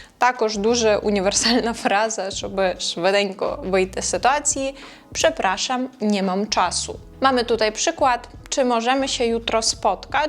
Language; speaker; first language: Polish; non-native, fluent; Ukrainian